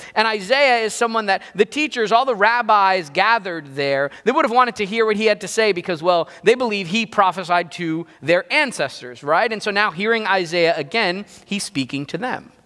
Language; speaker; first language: English; native; English